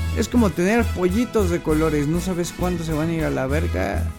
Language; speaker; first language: Spanish; native; Spanish